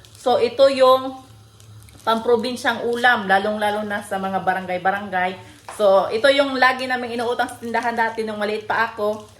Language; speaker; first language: Filipino; non-native, local second language; Cebuano